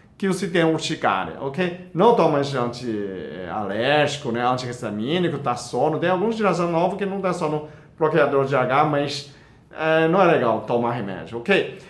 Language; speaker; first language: Portuguese; non-native, fluent; Chinese